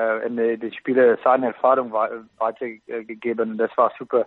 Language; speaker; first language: German; non-native, fluent; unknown